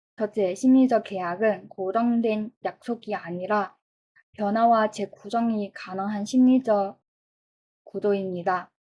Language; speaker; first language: Korean; non-native, fluent; Chinese